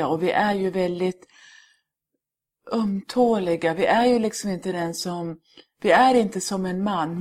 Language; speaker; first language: Swedish; early bilingual, other home language; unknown